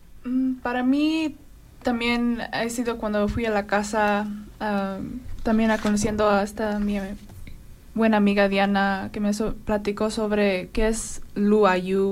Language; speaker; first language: Spanish; early bilingual, heritage; Spanish